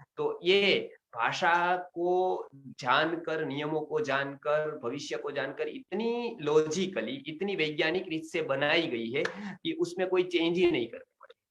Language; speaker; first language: Hindi; non-native, local second language; Gujarati